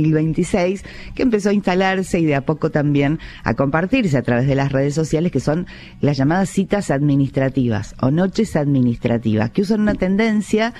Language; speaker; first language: Spanish; native; Spanish